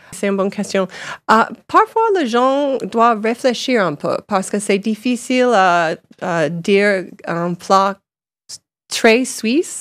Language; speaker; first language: French; non-native, learner; English